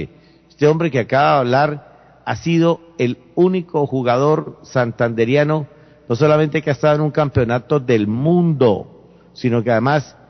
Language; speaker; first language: Spanish; native; Spanish